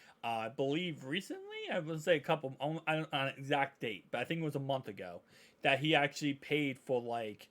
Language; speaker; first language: English; native; English